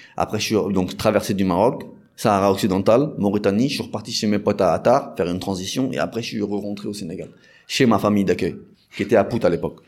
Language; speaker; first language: French; native; French